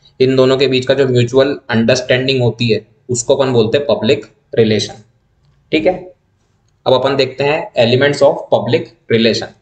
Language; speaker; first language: Hindi; native; Hindi